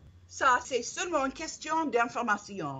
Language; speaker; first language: French; non-native, learner; English